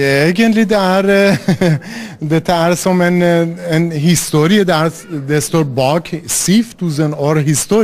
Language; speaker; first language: Norwegian; non-native, learner; Persian